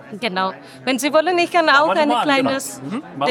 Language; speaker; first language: German; non-native, learner; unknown